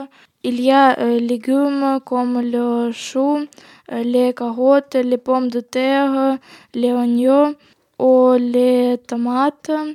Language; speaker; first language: French; non-native, learner; Ukrainian